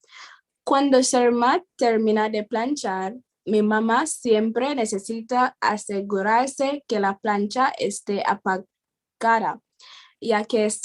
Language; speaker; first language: Spanish; non-native, fluent; English